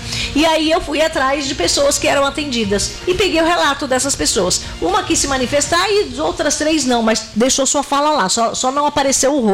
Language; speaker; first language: Portuguese; native; Portuguese